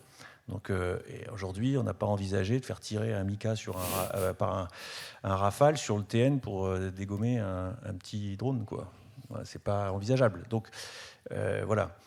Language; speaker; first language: French; native; French